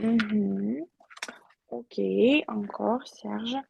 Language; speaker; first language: French; non-native, fluent; Russian